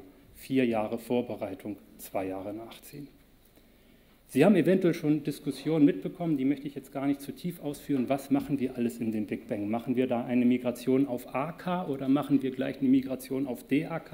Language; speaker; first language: German; native; German